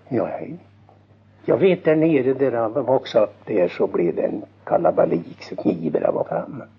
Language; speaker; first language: Swedish; native; Swedish